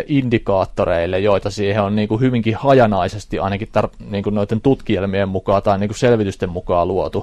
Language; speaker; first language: Finnish; native; Finnish